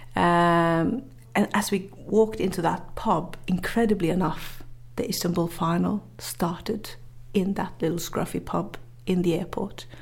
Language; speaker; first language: English; non-native, fluent; Norwegian